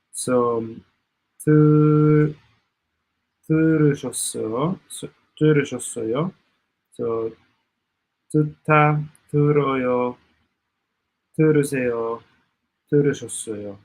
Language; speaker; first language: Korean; non-native, learner; Italian